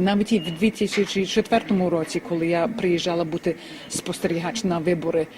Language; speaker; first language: Ukrainian; early bilingual, heritage; Ukrainian